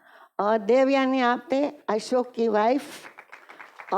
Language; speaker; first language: Hindi; native; Hindi